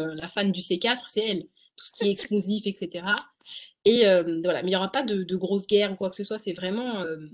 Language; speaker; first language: French; native; French